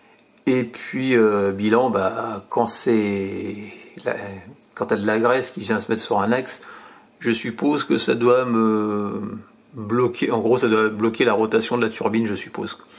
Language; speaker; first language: French; native; French